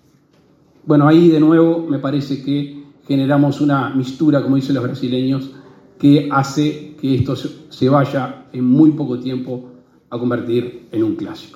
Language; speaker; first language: Spanish; native; Spanish